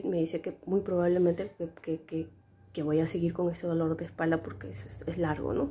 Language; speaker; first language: Spanish; native; Spanish